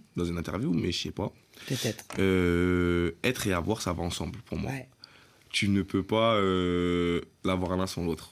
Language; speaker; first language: French; native; French